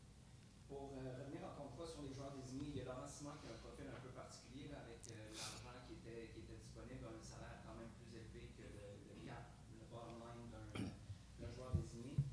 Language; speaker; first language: French; native; French